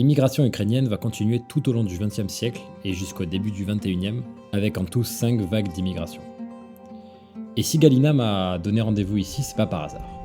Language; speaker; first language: French; native; French